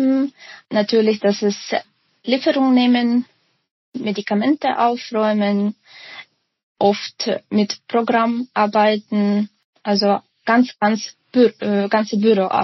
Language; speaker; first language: German; non-native, fluent; Ukrainian